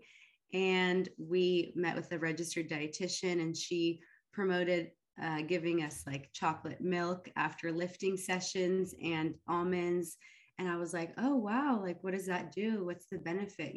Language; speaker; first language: English; early bilingual, other home language; Arabic